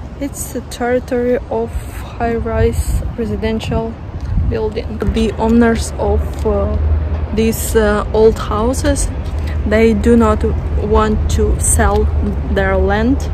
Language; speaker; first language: English; non-native, fluent; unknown